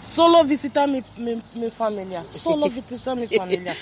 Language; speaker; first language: Spanish; non-native, learner; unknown